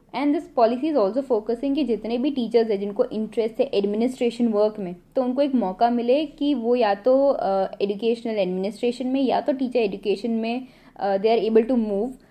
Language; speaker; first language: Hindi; non-native, local second language; Gujarati